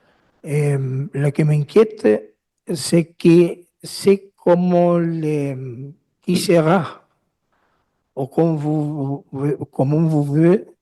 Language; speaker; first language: French; non-native, learner; Spanish